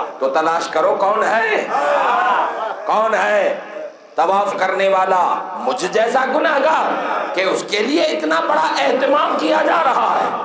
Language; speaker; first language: Urdu; non-native, local second language; Sindhi